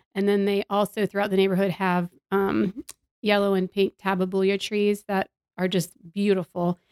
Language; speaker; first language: English; native; English